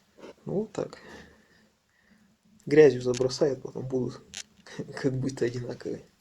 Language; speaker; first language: Russian; native; Russian